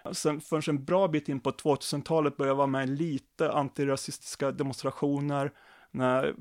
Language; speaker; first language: Swedish; native; Swedish